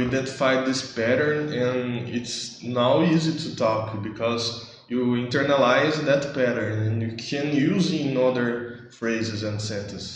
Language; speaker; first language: English; non-native, learner; Portuguese